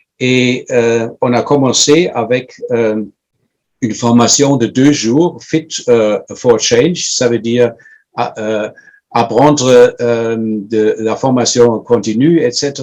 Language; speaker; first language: French; non-native, fluent; German